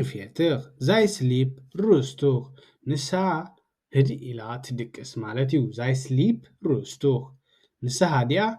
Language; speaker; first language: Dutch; non-native, learner; Tigrinya